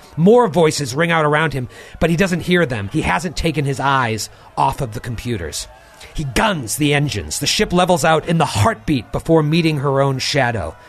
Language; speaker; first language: English; native; English